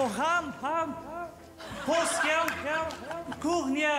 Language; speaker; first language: Polish; non-native, learner; Portuguese